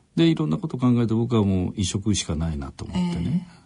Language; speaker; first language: Japanese; native; Japanese